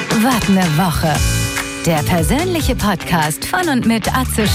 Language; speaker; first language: German; native; German